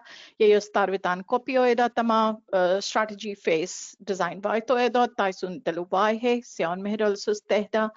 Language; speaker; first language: Finnish; non-native, fluent; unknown